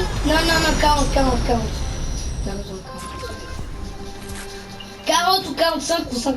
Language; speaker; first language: French; native; French